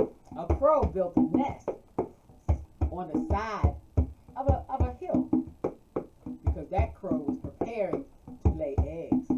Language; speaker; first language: English; native; English